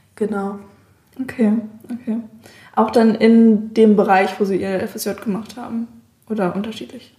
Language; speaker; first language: German; native; German